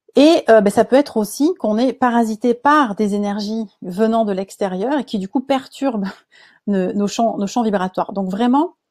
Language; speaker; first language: French; native; French